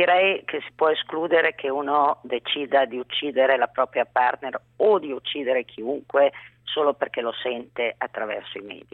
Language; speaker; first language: Italian; native; Italian